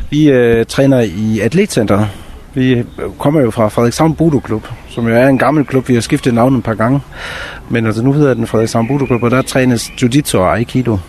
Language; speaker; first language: Danish; native; Danish